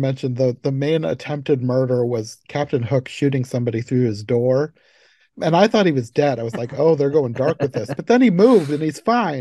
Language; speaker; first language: English; native; English